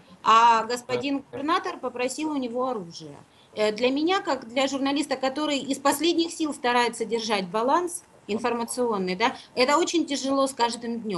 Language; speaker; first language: Russian; native; Russian